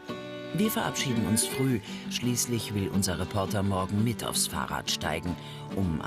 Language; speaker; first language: German; native; German